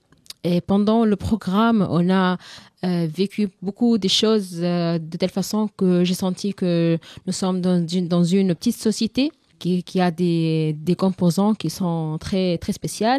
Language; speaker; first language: French; non-native, learner; Arabic